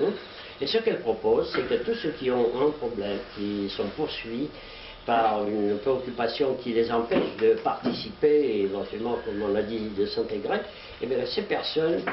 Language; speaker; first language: French; native; French